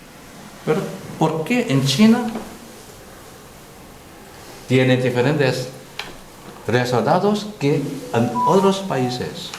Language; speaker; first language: Spanish; non-native, learner; Chinese